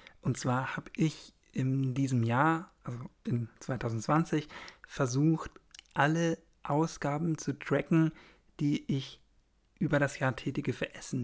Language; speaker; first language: German; native; German